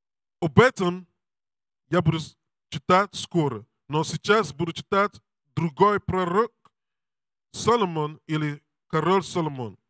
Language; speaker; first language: Russian; non-native, learner; English